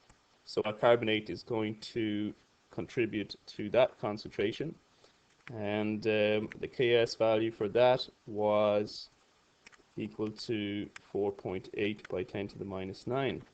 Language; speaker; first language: English; native; English